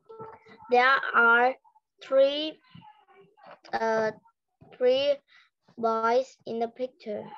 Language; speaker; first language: English; non-native, learner; Vietnamese